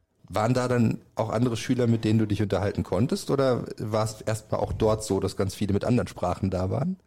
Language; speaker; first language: German; native; German